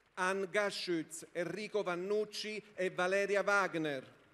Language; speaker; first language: Italian; native; Italian